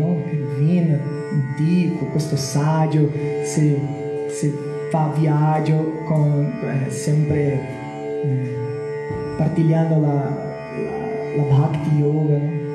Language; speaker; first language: Italian; non-native, learner; Portuguese